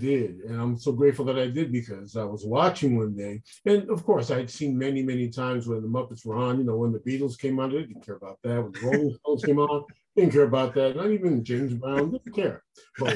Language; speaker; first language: English; native; English